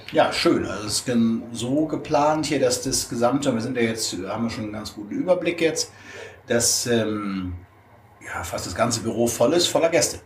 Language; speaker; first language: German; native; German